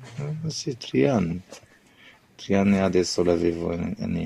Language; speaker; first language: Italian; non-native, learner; Arabic